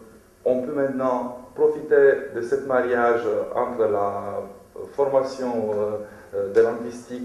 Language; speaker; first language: French; non-native, fluent; Romanian